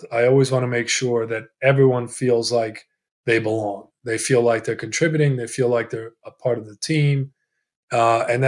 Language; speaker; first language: English; early bilingual, other home language; Italian